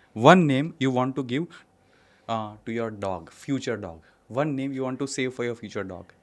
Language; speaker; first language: English; non-native, local second language; Gujarati